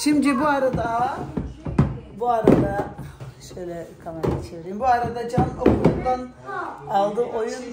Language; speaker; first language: Turkish; early bilingual, heritage; Turkish